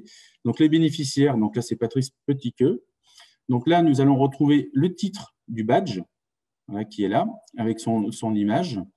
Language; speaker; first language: French; native; French